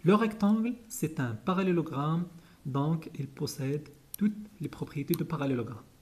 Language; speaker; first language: French; non-native, local second language; Arabic